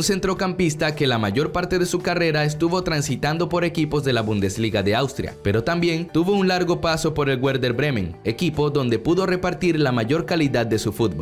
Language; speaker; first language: Spanish; native; Spanish